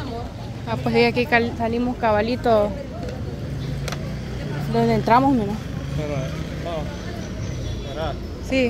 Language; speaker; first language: Spanish; native; Spanish